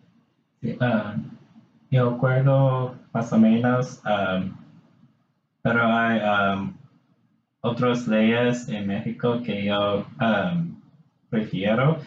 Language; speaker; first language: Spanish; non-native, learner; English